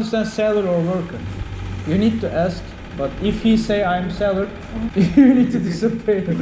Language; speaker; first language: English; non-native, learner; Turkish